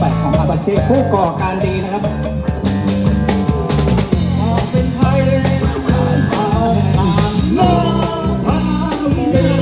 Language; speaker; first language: Thai; native; Thai